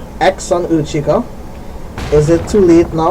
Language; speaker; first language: English; native; English